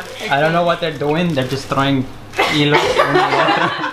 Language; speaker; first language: English; early bilingual, other home language; Spanish